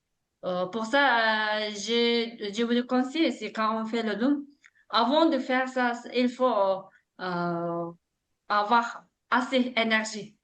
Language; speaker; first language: French; non-native, learner; Tibetan